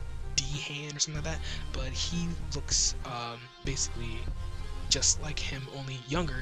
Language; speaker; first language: English; native; English